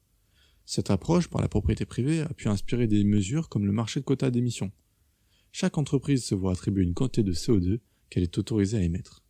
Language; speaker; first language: French; native; French